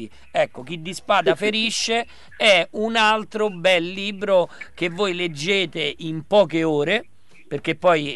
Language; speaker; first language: Italian; native; Italian